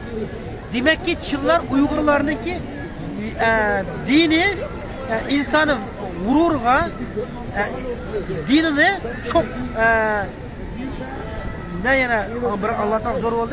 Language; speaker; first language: Turkish; non-native, learner; Uyghur